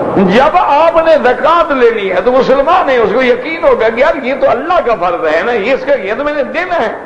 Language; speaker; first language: Urdu; early bilingual, heritage; Urdu